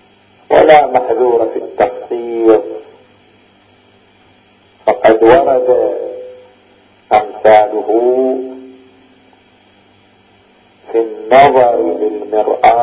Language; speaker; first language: Arabic; native; Arabic